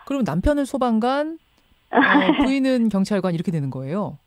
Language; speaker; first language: Korean; native; Korean